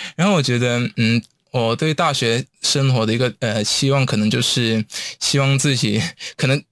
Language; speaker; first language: Chinese; non-native, local second language; Cantonese